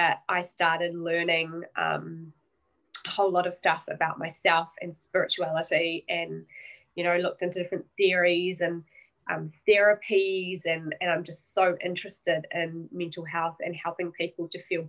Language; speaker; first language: English; native; English